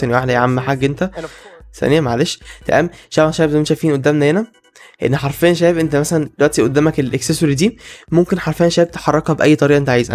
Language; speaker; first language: Arabic; native; Arabic